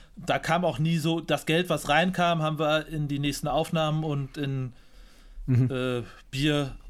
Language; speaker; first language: German; native; German